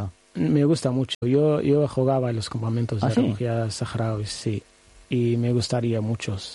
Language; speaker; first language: Spanish; non-native, learner; Arabic